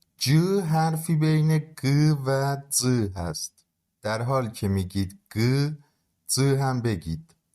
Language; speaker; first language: Persian; non-native, local second language; Azerbaijani